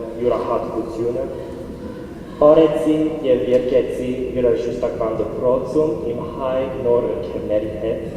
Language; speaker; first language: Armenian; non-native, learner; English